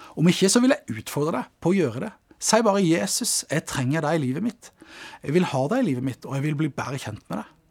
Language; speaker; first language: Norwegian; native; Norwegian